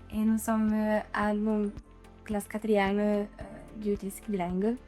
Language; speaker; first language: French; non-native, local second language; Italian